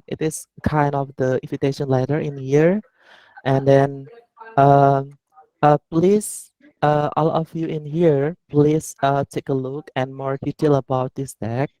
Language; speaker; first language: English; non-native, learner; Indonesian